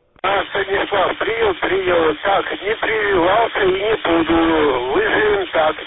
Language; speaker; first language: Russian; native; Russian